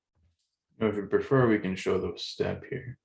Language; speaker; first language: English; native; English